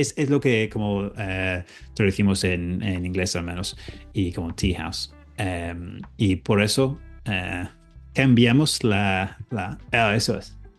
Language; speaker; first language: Spanish; non-native, learner; English